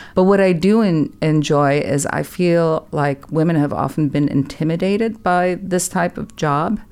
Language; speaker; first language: English; non-native, fluent; German